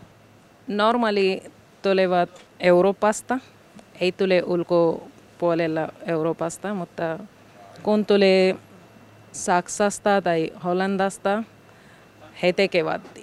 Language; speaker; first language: Finnish; non-native, learner; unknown